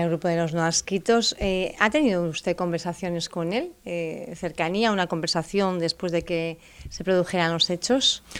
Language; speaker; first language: Spanish; native; Spanish